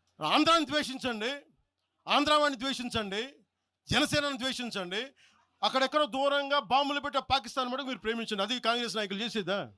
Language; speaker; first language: Telugu; native; Telugu